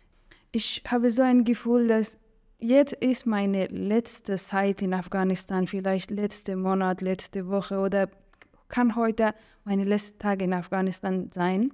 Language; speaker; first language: German; non-native, learner; Persian